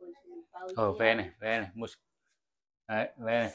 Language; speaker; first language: Portuguese; non-native, learner; Vietnamese